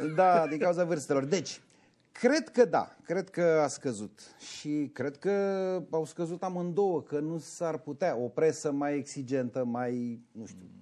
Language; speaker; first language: Romanian; native; Romanian